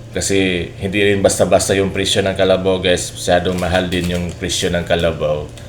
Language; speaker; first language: Filipino; non-native, local second language; Cebuano